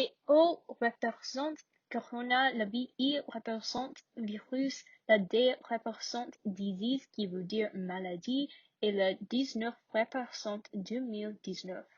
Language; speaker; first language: French; non-native, learner; English